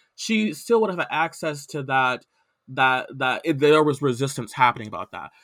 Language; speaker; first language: English; native; English